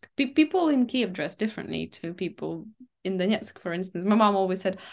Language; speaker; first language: English; early bilingual, other home language; Ukrainian